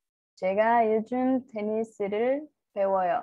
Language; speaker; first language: Korean; non-native, learner; Spanish